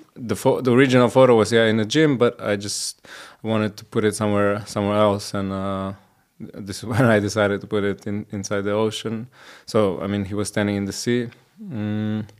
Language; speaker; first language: English; non-native, fluent; Slovenian